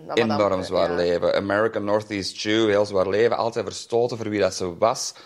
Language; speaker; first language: Dutch; native; Dutch